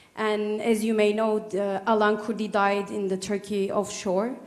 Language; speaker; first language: English; non-native, fluent; Turkish